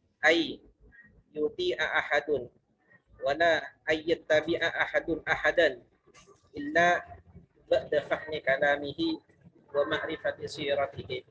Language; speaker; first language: Arabic; non-native, fluent; Malay